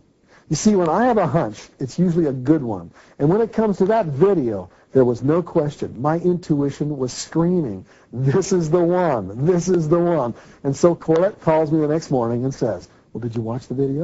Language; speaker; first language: English; native; English